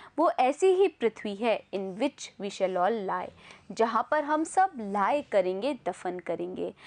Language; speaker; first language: Hindi; native; Hindi